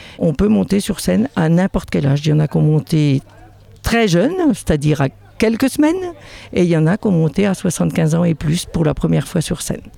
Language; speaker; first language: French; native; French